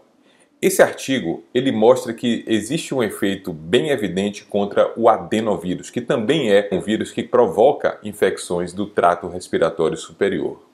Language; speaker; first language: Portuguese; native; Portuguese